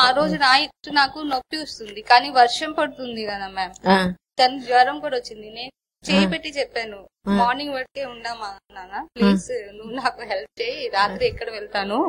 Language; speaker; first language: Telugu; non-native, learner; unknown